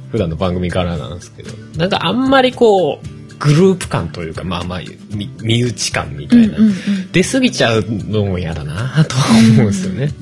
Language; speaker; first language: Japanese; native; Japanese